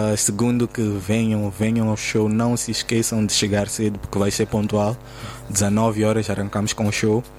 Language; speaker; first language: Portuguese; native; Portuguese